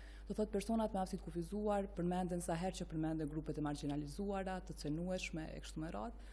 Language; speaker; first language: Albanian; native; Albanian